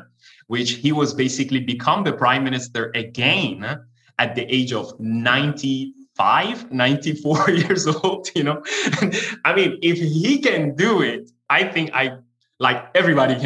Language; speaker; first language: English; non-native, fluent; Persian